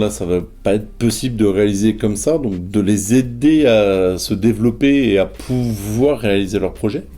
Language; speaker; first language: French; native; French